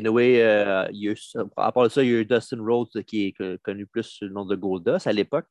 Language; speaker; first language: French; native; French